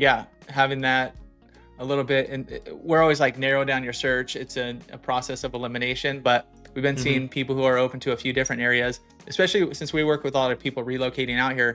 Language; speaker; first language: English; native; English